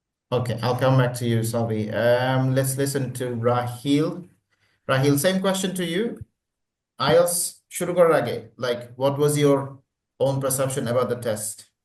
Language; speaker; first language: English; non-native, local second language; Bangla